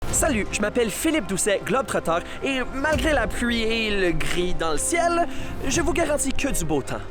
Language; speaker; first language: French; native; French